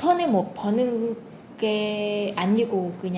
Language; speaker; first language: Korean; non-native, fluent; Vietnamese